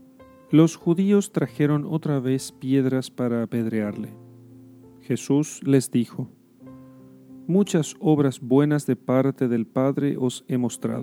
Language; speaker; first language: Spanish; native; Spanish